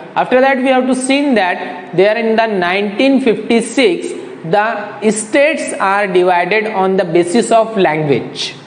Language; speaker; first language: English; non-native, local second language; Marathi